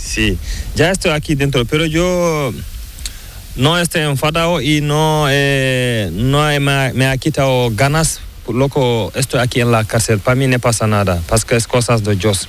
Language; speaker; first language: Spanish; non-native, learner; Fula